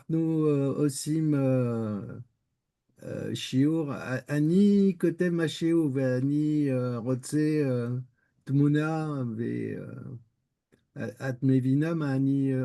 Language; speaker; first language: Hebrew; non-native, learner; French